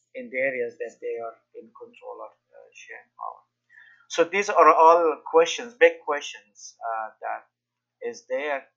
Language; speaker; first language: English; non-native, fluent; Persian